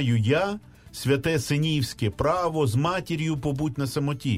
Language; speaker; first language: Ukrainian; native; Ukrainian